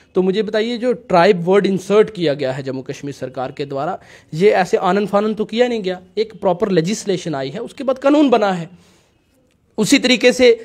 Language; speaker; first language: Hindi; native; Hindi